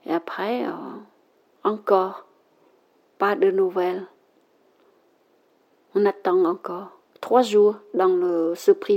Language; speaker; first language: French; non-native, learner; Khmer